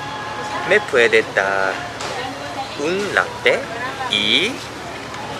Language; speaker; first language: Spanish; non-native, learner; Japanese